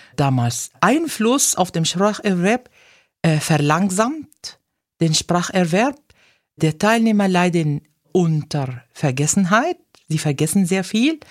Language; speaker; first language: German; non-native, fluent; Arabic